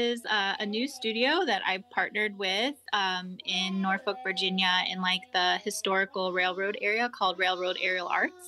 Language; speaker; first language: English; native; English